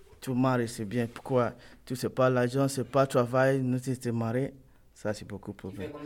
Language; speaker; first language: French; non-native, learner; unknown